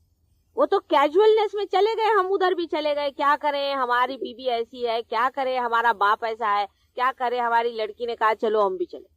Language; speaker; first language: Hindi; non-native, local second language; Marathi